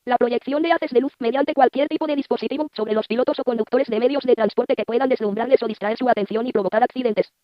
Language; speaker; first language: Spanish; native; Spanish